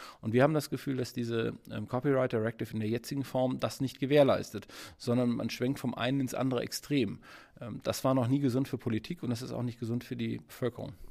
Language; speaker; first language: German; native; German